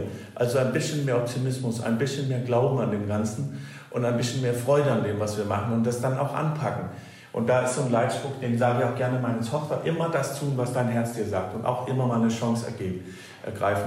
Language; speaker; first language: German; non-native, fluent; Danish